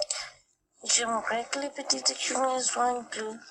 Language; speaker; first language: French; non-native, learner; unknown